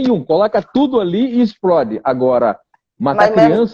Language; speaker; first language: Portuguese; native; Portuguese